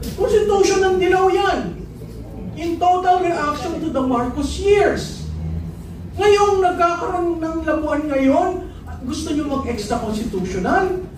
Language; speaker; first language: Filipino; native; Filipino